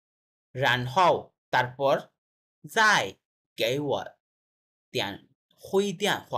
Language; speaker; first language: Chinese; non-native, fluent; Bangla